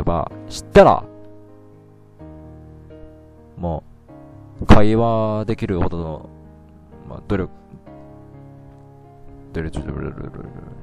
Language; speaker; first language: Japanese; non-native, learner; Korean